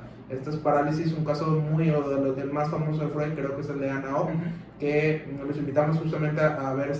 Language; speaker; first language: Spanish; native; Spanish